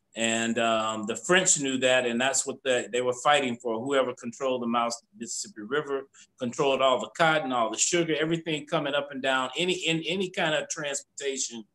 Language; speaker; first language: English; native; English